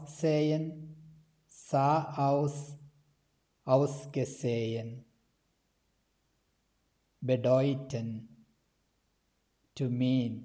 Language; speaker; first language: German; non-native, fluent; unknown